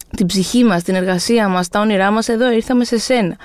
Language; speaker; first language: Greek; native; Greek